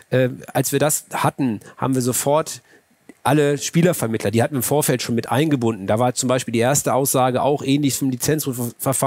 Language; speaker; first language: German; native; German